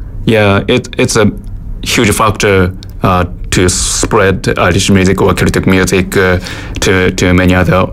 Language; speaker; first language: English; non-native, fluent; Japanese